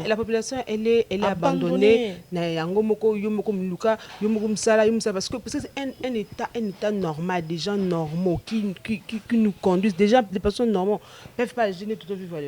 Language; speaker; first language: French; non-native, local second language; Lingala